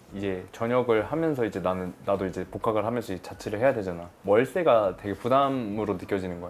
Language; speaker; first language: Korean; early bilingual, heritage; Korean